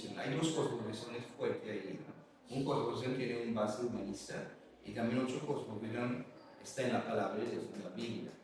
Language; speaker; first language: Spanish; non-native, learner; English